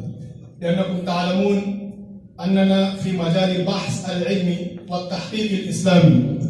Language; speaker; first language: Arabic; non-native, fluent; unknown